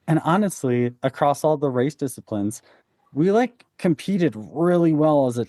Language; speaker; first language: English; native; English